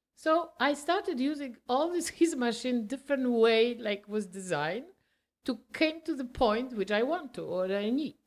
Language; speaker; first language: English; non-native, learner; Polish